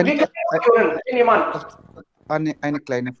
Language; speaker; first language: German; non-native, learner; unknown